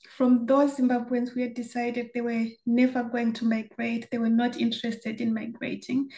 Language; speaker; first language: English; non-native, local second language; Shona